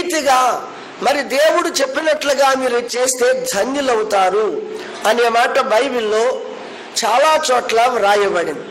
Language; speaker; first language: Telugu; native; Telugu